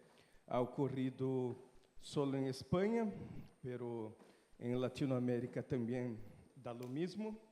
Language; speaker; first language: Spanish; non-native, fluent; Portuguese